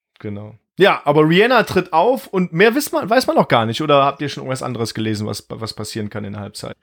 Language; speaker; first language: German; native; German